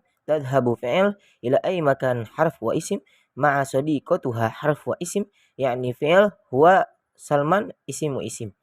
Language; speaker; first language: Arabic; non-native, learner; Indonesian